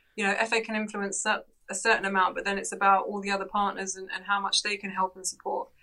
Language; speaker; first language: English; native; English